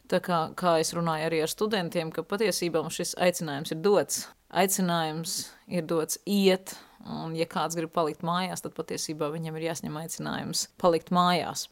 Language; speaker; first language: Latvian; native; Latvian